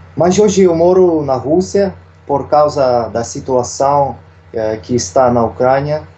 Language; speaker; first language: Portuguese; non-native, fluent; Russian